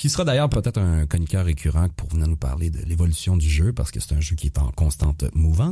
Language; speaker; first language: French; native; French